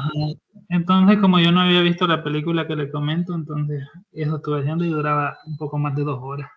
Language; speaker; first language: Spanish; native; Spanish